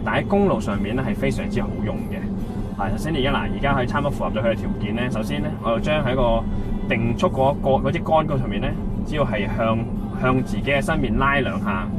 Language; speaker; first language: Cantonese; native; Cantonese